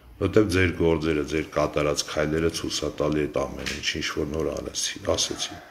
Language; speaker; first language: Armenian; native; Armenian